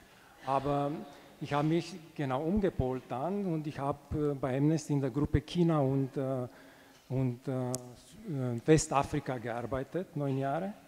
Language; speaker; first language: German; non-native, fluent; Romanian